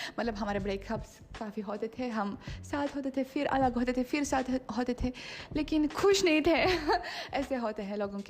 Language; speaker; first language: Hindi; non-native, fluent; Russian